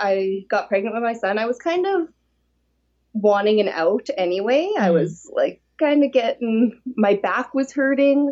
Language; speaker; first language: English; native; English